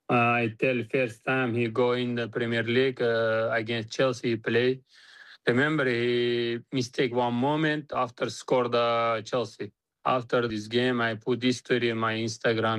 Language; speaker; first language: English; non-native, learner; Uzbek